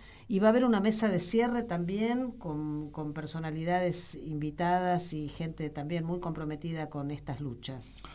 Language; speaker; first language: Spanish; native; Spanish